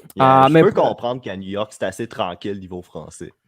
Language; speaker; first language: French; native; French